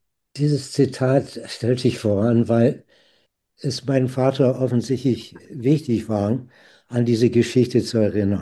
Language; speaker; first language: German; non-native, fluent; English